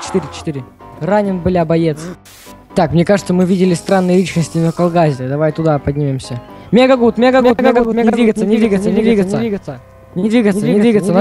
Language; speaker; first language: Russian; native; Russian